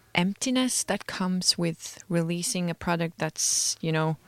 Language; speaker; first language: English; non-native, fluent; Norwegian